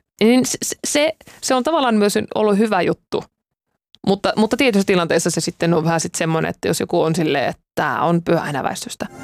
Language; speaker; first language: Finnish; native; Finnish